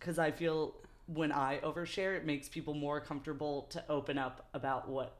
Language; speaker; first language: English; native; English